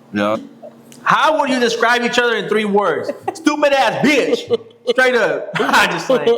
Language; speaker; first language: English; native; English